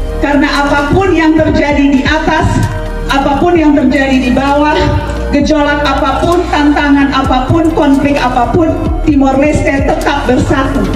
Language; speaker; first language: Indonesian; native; Indonesian